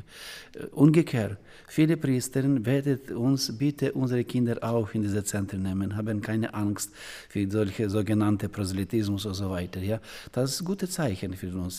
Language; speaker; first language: German; non-native, learner; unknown